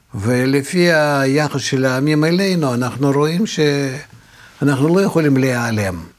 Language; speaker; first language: Hebrew; non-native, fluent; Russian